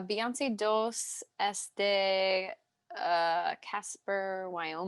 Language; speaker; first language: Spanish; non-native, learner; English